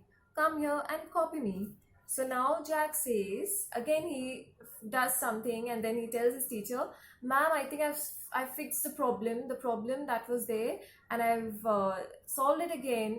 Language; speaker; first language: English; non-native, local second language; Hindi